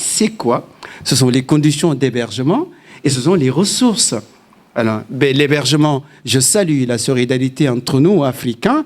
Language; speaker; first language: French; non-native, local second language; Wolof